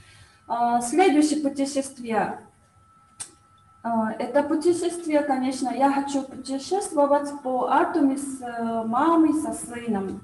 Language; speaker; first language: Russian; non-native, learner; Korean